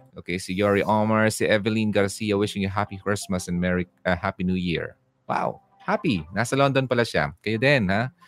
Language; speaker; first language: Filipino; non-native, local second language; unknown